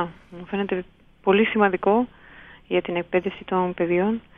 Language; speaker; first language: Greek; early bilingual, heritage; Romanian